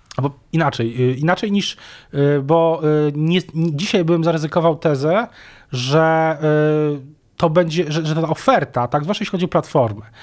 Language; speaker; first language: Polish; native; Polish